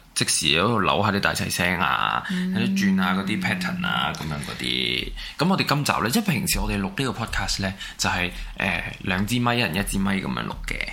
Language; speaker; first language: Cantonese; native; Cantonese